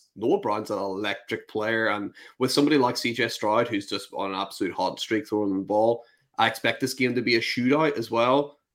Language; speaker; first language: English; native; English